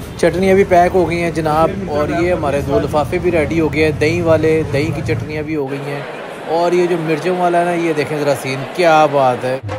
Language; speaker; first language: Urdu; non-native, local second language; Punjabi